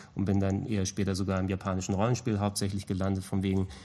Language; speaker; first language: German; non-native, local second language; Greek